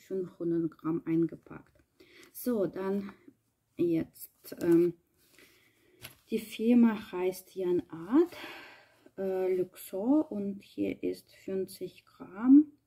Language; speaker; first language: German; non-native, learner; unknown